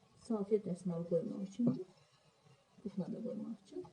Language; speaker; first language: Turkish; non-native, learner; Azerbaijani